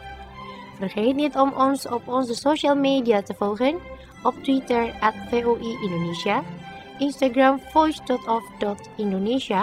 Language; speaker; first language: Dutch; non-native, fluent; Indonesian